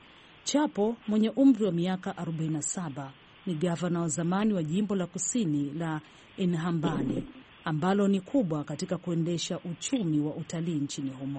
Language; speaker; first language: Swahili; native; Swahili